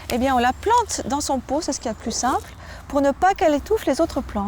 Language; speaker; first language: French; native; French